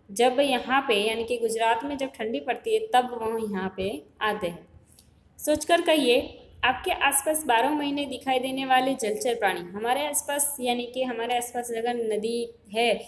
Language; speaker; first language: Hindi; non-native, local second language; Gujarati